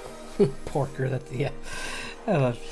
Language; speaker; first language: English; native; English